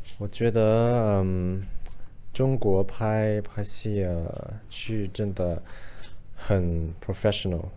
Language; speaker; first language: Chinese; non-native, learner; Thai